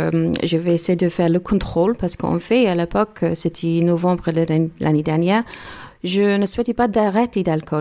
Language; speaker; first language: French; non-native, learner; English